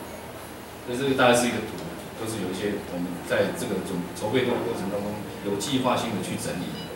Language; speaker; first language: Chinese; native; Chinese